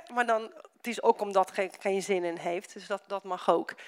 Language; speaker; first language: Dutch; non-native, fluent; Romanian